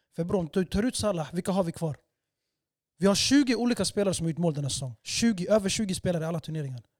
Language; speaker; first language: Swedish; early bilingual, other home language; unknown